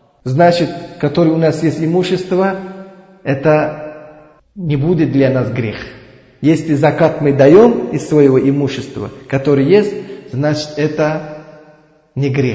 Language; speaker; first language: Russian; non-native, learner; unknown